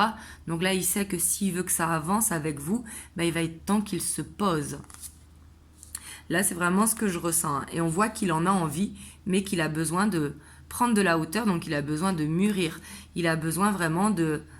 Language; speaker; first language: French; native; French